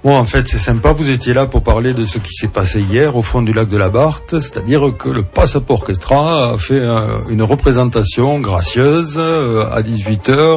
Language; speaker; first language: French; native; French